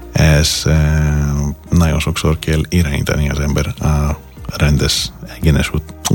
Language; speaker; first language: Hungarian; non-native, fluent; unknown